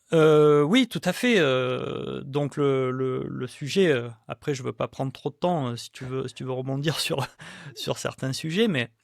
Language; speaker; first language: French; native; French